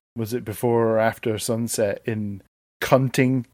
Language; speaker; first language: English; native; English